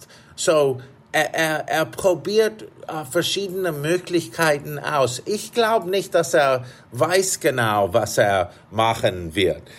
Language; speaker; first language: German; non-native, fluent; English